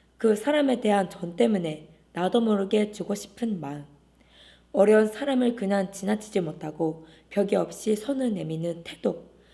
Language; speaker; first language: Korean; non-native, fluent; Japanese